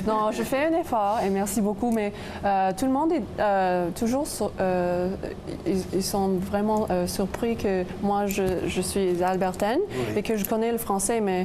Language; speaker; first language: French; non-native, local second language; English